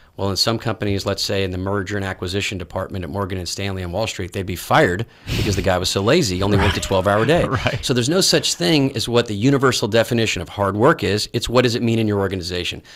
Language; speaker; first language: English; native; English